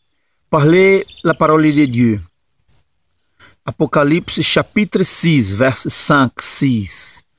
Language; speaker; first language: French; non-native, learner; Portuguese